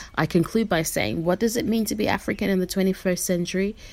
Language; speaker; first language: English; non-native, local second language; Shona